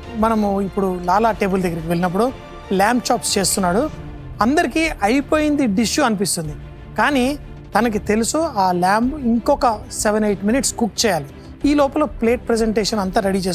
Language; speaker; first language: Telugu; native; Telugu